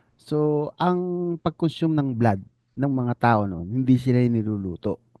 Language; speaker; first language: Filipino; native; Filipino